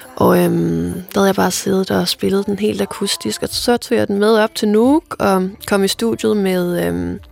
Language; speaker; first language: Danish; non-native, local second language; Faroese